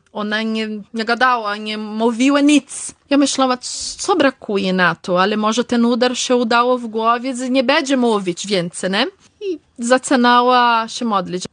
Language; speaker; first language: Polish; early bilingual, heritage; Polish